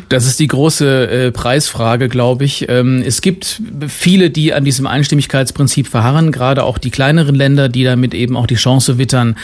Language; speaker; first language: German; native; German